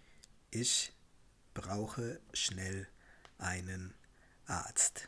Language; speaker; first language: German; non-native, fluent; Tigrinya